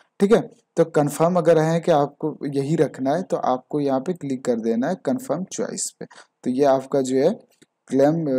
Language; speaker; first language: Hindi; native; Hindi